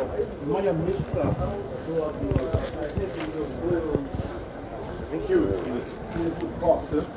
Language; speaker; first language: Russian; non-native, learner; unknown